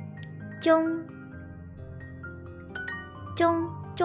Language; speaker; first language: Chinese; non-native, learner; English